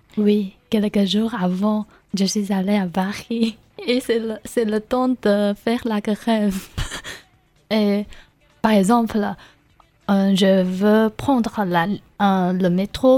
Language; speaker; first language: French; non-native, learner; Chinese